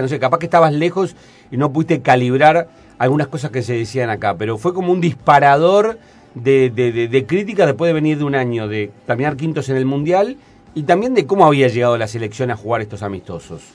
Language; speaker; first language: Spanish; native; Spanish